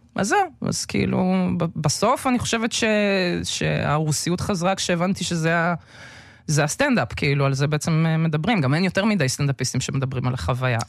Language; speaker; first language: Hebrew; early bilingual, other home language; Russian